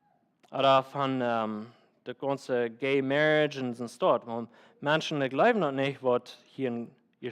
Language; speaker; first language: German; non-native, learner; Plautdietsch